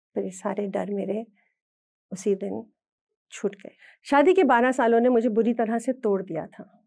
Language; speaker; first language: Hindi; native; Hindi